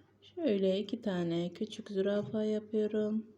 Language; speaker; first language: Turkish; native; Turkish